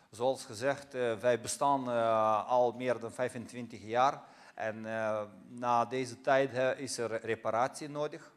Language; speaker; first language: Dutch; non-native, fluent; Russian